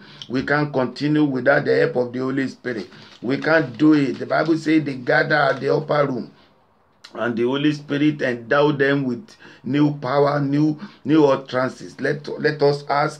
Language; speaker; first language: English; non-native, local second language; Yoruba